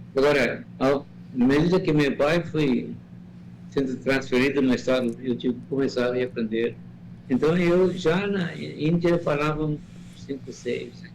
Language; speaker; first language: Portuguese; non-native, fluent; Malayalam